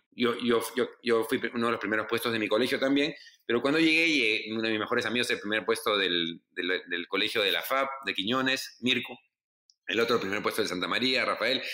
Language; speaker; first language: Spanish; native; Spanish